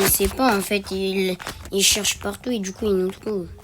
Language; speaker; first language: French; native; French